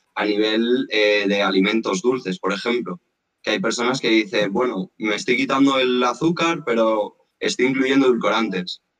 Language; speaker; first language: Spanish; native; Spanish